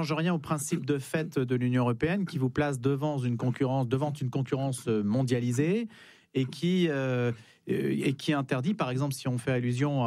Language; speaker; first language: French; native; French